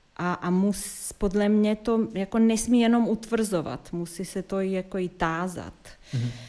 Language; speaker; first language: Czech; non-native, fluent; Serbian